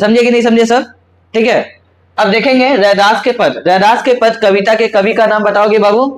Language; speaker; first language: Hindi; native; Hindi